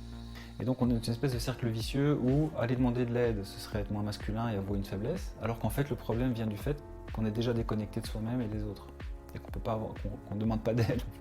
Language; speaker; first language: French; native; French